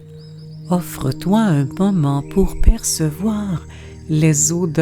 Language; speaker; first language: French; native; French